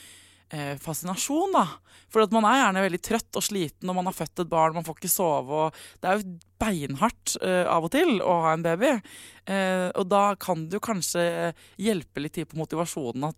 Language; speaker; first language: Norwegian; native; Norwegian